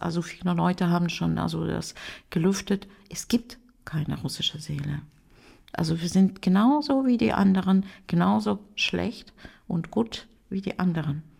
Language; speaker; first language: German; non-native, fluent; Russian